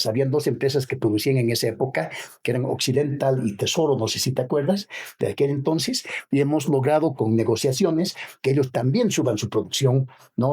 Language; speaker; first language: Spanish; native; Spanish